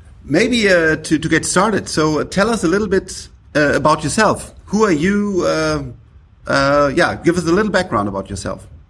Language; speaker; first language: English; non-native, fluent; German